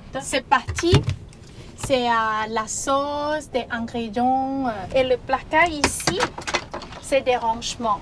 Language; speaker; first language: French; non-native, learner; Thai